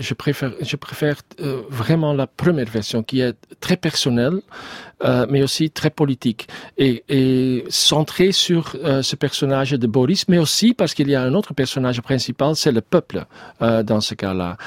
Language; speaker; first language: French; non-native, learner; Dutch